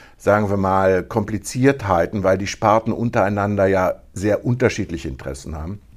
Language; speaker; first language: German; native; German